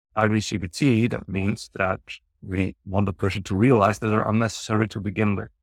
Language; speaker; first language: English; non-native, fluent; Dutch